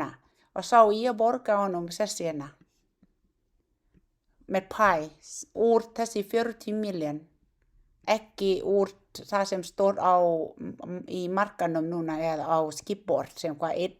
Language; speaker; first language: Icelandic; non-native, learner; Thai